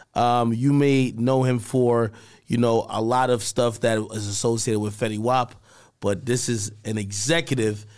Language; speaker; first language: English; native; English